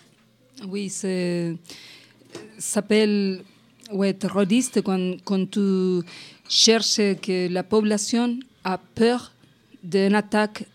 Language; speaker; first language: French; non-native, fluent; Spanish